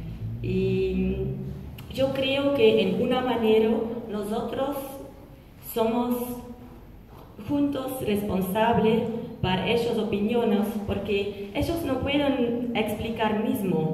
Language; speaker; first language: Spanish; non-native, learner; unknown